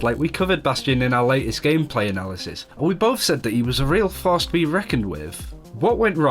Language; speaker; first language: English; native; English